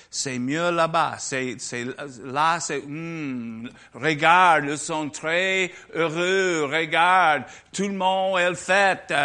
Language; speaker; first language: French; non-native, learner; English